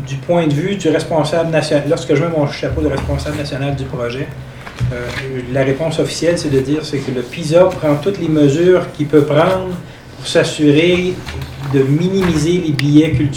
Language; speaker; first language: French; native; French